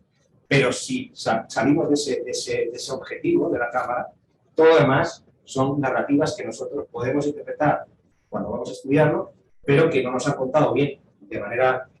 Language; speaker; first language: Spanish; native; Spanish